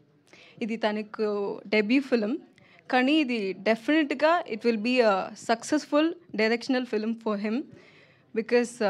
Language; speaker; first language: Telugu; non-native, learner; Tamil